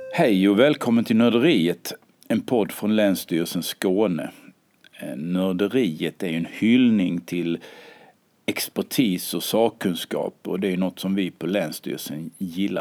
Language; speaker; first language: Swedish; native; Swedish